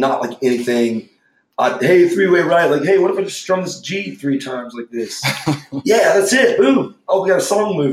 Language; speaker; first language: English; native; English